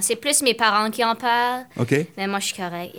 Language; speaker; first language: French; non-native, local second language; English